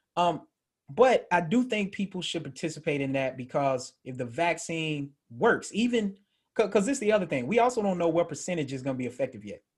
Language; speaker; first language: English; native; English